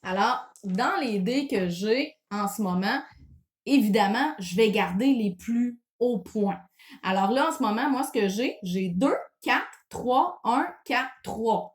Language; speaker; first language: French; native; French